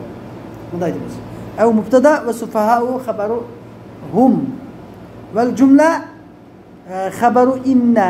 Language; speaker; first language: Arabic; non-native, fluent; Uyghur